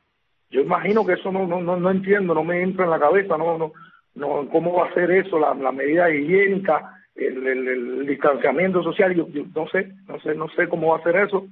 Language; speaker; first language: Spanish; native; Spanish